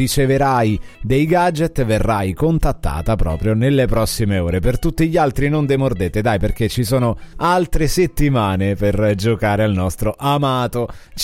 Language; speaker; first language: Italian; native; Italian